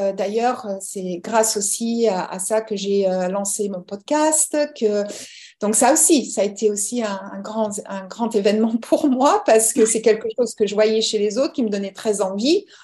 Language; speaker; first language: French; early bilingual, other home language; English